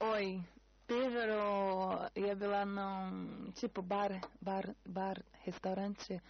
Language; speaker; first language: Russian; non-native, learner; Portuguese